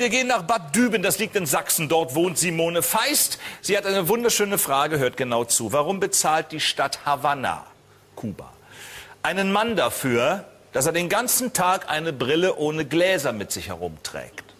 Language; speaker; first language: German; native; German